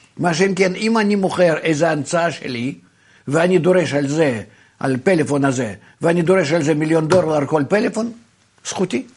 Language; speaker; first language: Hebrew; non-native, fluent; Russian